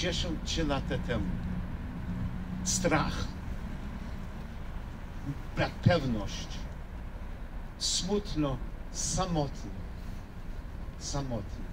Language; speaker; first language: Polish; non-native, learner; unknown